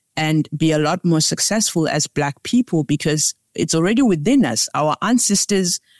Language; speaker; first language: English; non-native, local second language; Tsonga